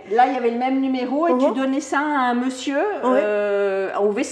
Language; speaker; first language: French; native; French